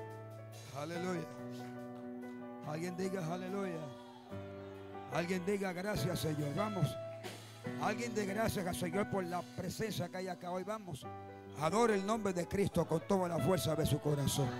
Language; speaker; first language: Spanish; native; Spanish